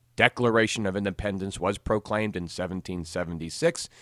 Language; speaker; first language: English; native; English